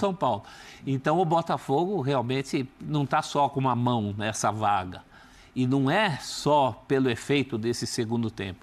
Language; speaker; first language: Portuguese; native; Portuguese